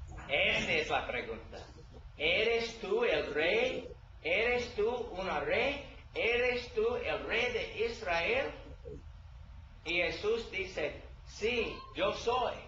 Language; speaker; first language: Spanish; non-native, learner; English